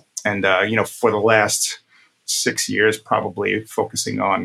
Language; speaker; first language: English; native; English